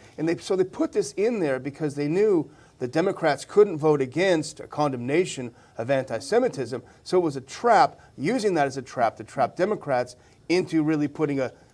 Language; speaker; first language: English; native; English